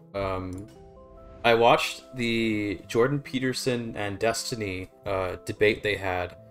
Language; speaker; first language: English; native; English